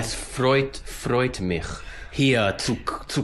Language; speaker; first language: German; non-native, learner; English